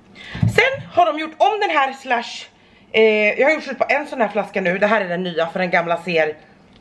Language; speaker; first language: Swedish; native; Swedish